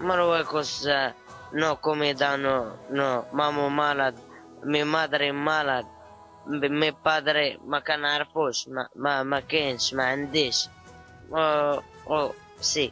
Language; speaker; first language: Spanish; non-native, learner; Arabic